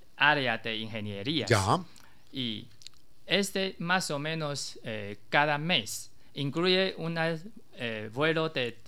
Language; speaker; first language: Spanish; non-native, learner; Chinese